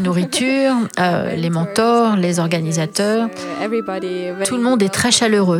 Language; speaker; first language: French; non-native, fluent; Ukrainian